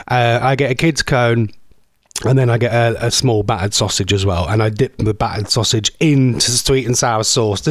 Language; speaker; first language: English; native; English